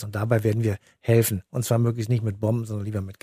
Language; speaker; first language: German; native; German